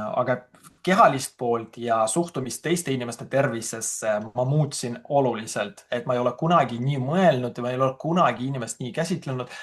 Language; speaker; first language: Estonian; non-native, fluent; Russian